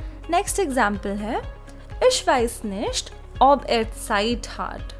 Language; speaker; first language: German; non-native, fluent; Hindi